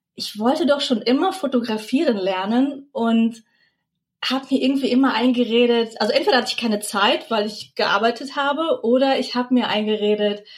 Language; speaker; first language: German; early bilingual, other home language; Russian